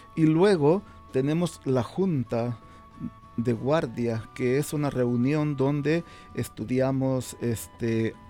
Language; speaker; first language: Spanish; native; Spanish